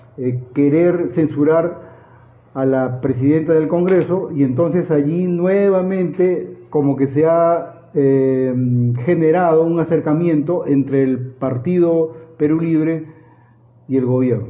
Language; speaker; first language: Spanish; native; Spanish